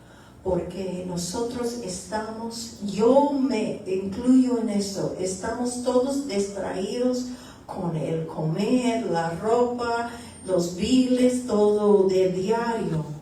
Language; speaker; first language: Spanish; early bilingual, heritage; Spanish